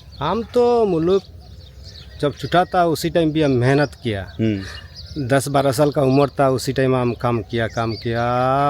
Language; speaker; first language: Hindi; non-native, learner; Bangla